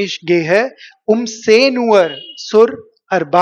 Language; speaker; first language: German; non-native, learner; Hindi